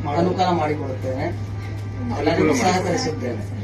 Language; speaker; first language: Kannada; non-native, learner; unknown